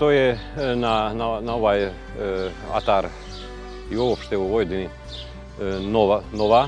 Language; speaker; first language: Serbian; non-native, local second language; Hungarian